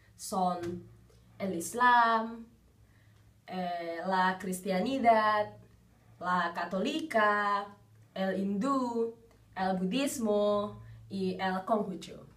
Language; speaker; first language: Spanish; non-native, learner; Indonesian